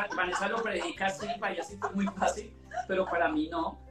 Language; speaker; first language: Spanish; native; Spanish